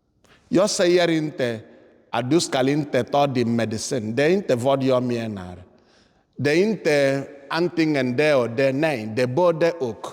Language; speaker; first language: Swedish; non-native, fluent; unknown